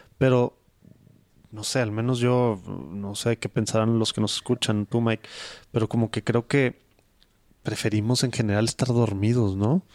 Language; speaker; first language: Spanish; native; Spanish